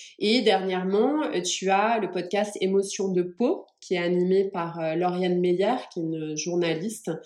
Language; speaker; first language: French; early bilingual, other home language; English